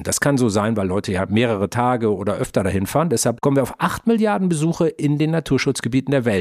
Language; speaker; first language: German; native; German